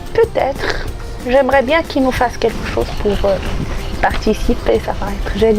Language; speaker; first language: French; non-native, local second language; Arabic